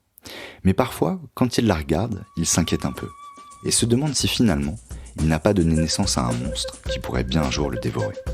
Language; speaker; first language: French; native; French